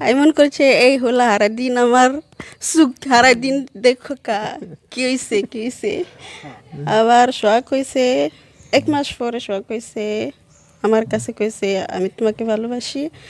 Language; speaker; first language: Bangla; non-native, learner; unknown